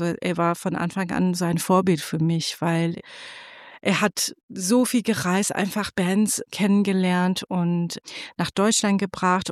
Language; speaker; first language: German; non-native, fluent; Persian